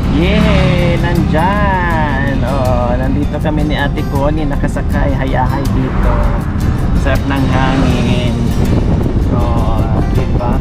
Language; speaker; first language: Filipino; native; Filipino